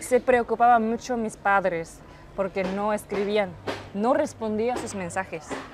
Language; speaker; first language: Spanish; non-native, fluent; Japanese